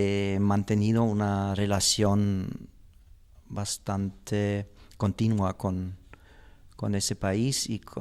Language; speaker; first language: Spanish; non-native, fluent; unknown